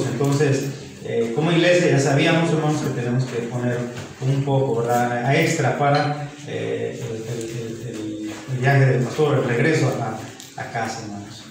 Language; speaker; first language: Spanish; native; Spanish